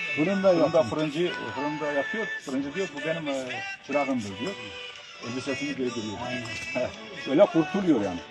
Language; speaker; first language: Turkish; native; Turkish